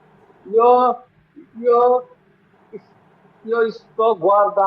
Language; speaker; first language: Italian; non-native, learner; Bangla